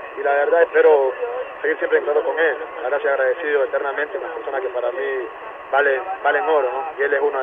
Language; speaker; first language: Spanish; native; Spanish